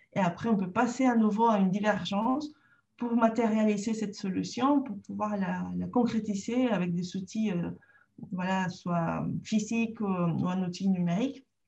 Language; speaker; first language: French; non-native, fluent; Spanish